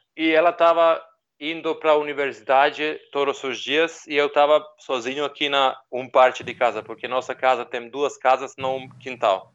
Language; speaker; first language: Portuguese; non-native, learner; Serbian